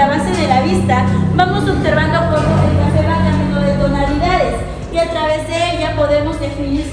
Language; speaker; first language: Spanish; native; Spanish